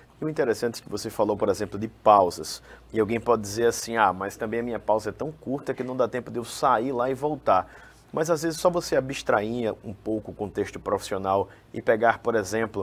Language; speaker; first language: Portuguese; native; Portuguese